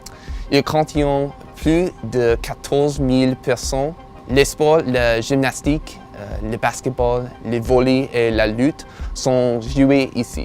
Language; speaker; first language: French; non-native, learner; English